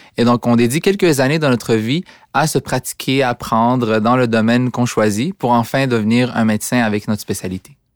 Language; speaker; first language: French; early bilingual, other home language; Arabic